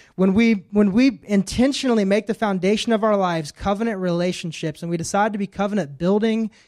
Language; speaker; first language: English; native; English